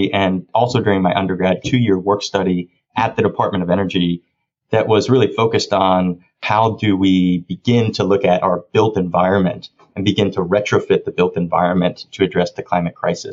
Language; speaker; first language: English; native; English